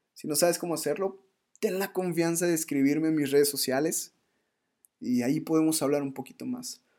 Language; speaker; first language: Spanish; native; Spanish